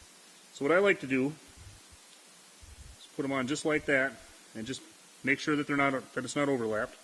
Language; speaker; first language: English; native; English